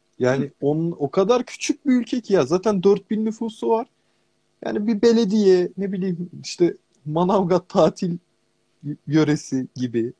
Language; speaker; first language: Turkish; native; Turkish